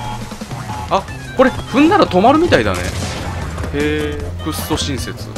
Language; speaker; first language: Japanese; native; Japanese